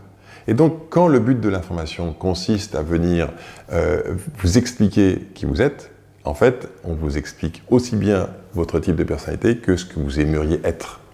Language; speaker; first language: French; native; French